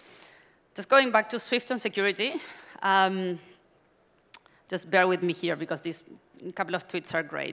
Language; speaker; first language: English; non-native, fluent; Spanish